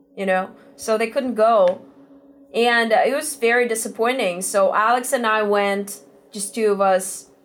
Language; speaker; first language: English; non-native, fluent; Russian